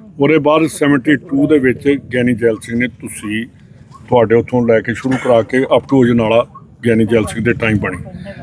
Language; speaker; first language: Punjabi; native; Punjabi